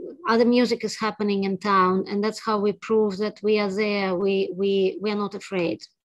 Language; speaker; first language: English; non-native, fluent; Ukrainian